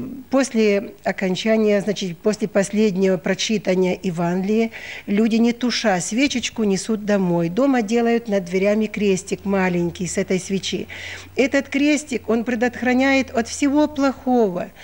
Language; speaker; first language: Russian; native; Russian